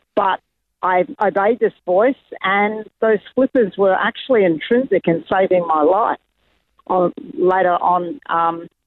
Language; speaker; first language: English; native; English